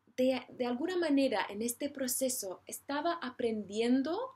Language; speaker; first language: Spanish; non-native, fluent; English